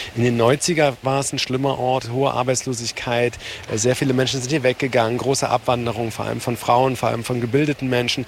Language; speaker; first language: German; native; German